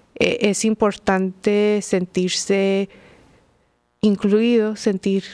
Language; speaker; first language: Spanish; early bilingual, heritage; Spanish